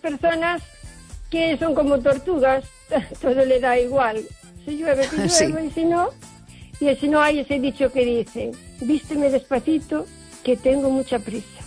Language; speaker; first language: Spanish; non-native, local second language; Galician